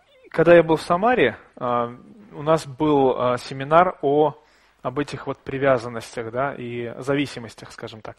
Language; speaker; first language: Russian; native; Russian